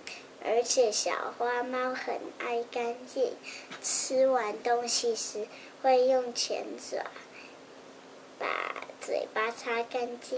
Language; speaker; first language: Chinese; native; Chinese